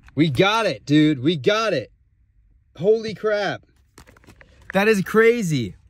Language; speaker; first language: English; native; English